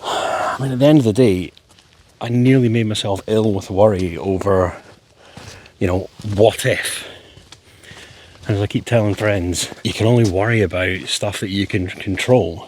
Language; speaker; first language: English; native; English